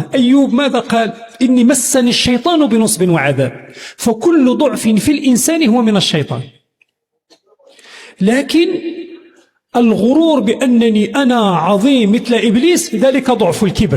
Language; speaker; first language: Arabic; native; Arabic